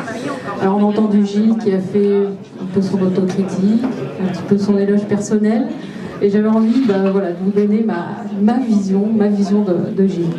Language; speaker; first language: French; native; French